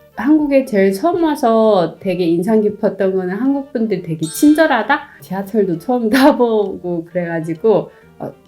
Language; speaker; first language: Korean; non-native, fluent; Chinese